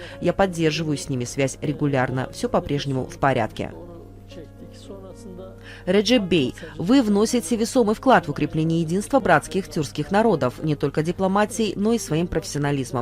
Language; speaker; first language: Russian; native; Russian